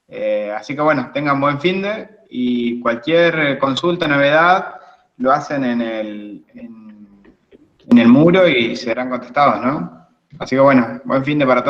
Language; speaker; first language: Spanish; native; Spanish